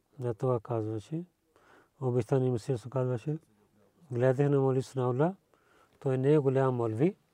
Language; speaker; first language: Bulgarian; non-native, learner; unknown